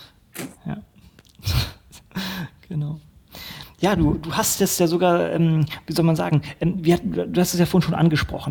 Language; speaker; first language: German; native; German